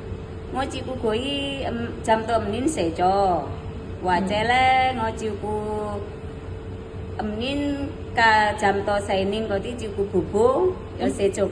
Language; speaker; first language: Cantonese; non-native, learner; Indonesian